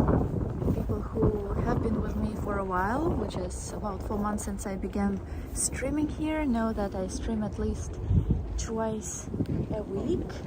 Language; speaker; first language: English; non-native, fluent; Russian